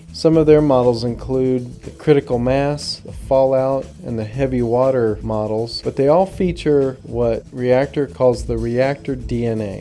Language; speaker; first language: English; native; English